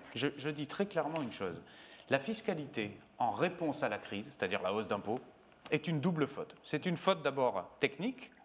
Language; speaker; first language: French; native; French